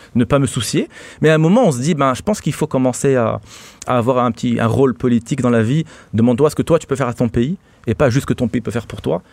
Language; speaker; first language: French; non-native, local second language; Arabic